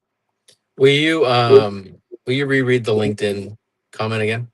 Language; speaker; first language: English; native; English